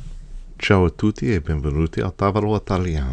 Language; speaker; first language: Italian; non-native, fluent; English